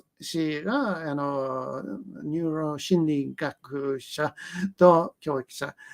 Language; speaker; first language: Japanese; non-native, learner; English